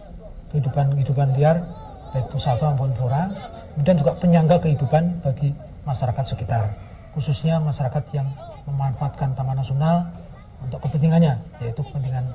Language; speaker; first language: Indonesian; native; Indonesian